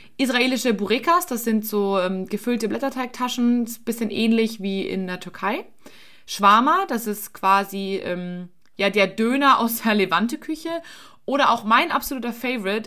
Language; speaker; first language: German; native; German